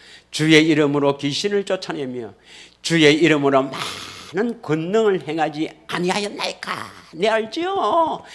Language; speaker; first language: Korean; native; Korean